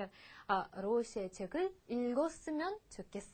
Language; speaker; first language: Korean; non-native, fluent; Russian